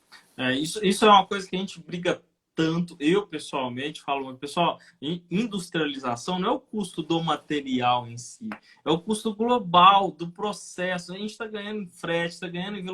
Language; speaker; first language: Portuguese; native; Portuguese